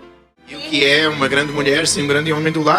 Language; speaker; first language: Portuguese; native; Portuguese